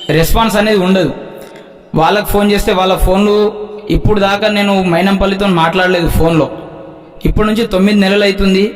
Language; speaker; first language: Telugu; non-native, local second language; Lambadi